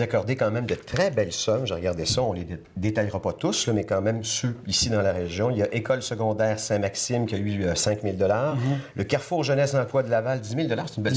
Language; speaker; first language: French; native; French